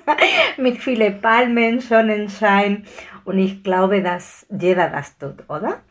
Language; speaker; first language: German; non-native, fluent; Spanish